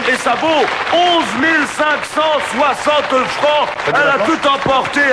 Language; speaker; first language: French; native; French